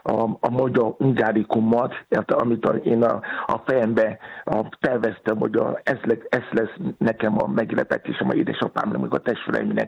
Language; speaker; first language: Hungarian; non-native, learner; Yoruba